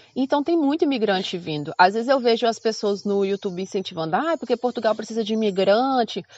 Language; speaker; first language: Portuguese; native; Portuguese